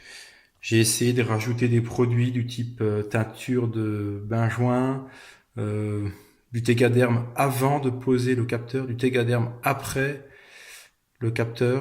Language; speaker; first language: French; native; French